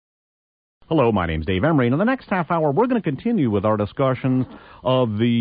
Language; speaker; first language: English; native; English